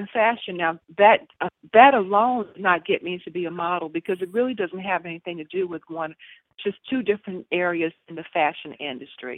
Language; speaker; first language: English; native; English